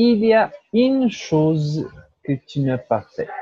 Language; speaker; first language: French; non-native, learner; Portuguese